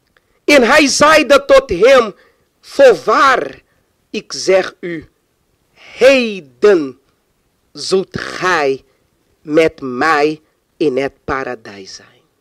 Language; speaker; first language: Dutch; non-native, fluent; Portuguese